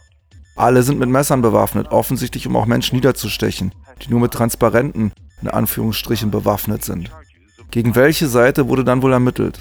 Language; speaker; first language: German; native; German